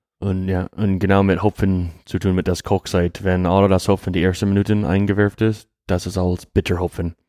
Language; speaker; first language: German; non-native, learner; English